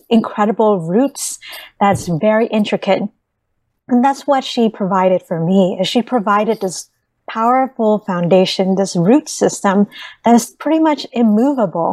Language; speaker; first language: English; early bilingual, other home language; Vietnamese